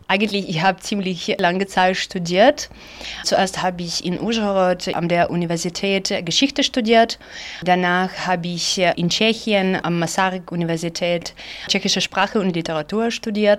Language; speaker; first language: German; non-native, learner; Ukrainian